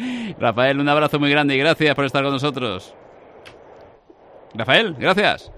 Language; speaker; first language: Spanish; native; Spanish